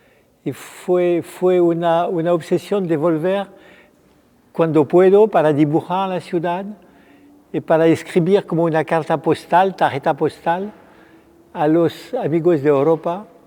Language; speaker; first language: Spanish; non-native, fluent; French